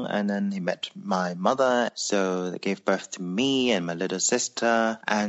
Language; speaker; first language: English; non-native, local second language; Cantonese